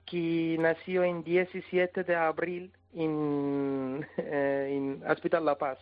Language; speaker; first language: Spanish; non-native, learner; Persian